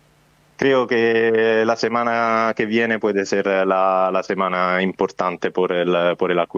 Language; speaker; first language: Spanish; non-native, fluent; Italian